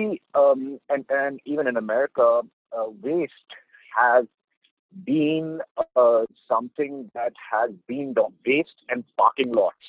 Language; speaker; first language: English; non-native, local second language; Hindi